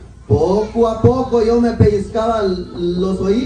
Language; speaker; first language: Spanish; native; Spanish